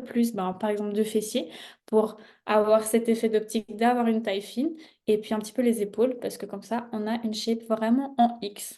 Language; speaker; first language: French; native; French